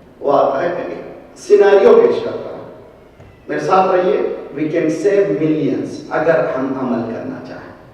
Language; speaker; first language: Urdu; native; Urdu